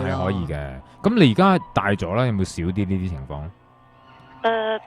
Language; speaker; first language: Cantonese; native; Cantonese